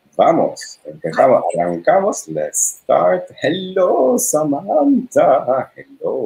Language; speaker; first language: Spanish; non-native, fluent; Italian